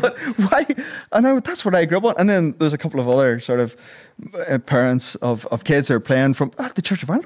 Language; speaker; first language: English; native; English